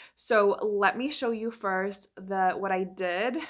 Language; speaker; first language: English; early bilingual, other home language; Spanish